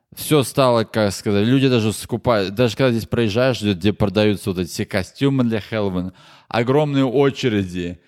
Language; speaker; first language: Russian; native; Russian